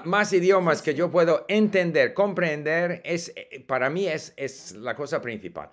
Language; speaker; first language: Spanish; non-native, fluent; English